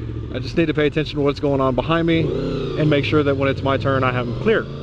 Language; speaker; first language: English; native; English